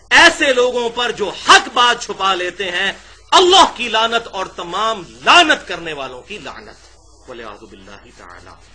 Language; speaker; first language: Urdu; non-native, local second language; Punjabi